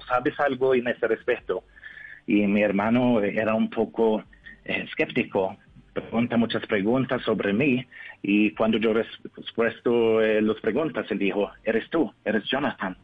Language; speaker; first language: Spanish; non-native, learner; Norwegian